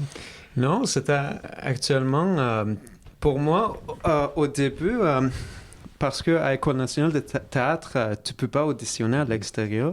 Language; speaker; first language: French; non-native, fluent; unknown